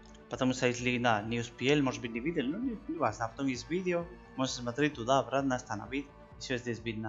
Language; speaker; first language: Russian; non-native, learner; Spanish